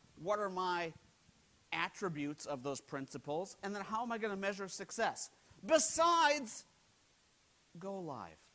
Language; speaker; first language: English; native; English